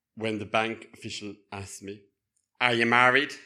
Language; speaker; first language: English; native; English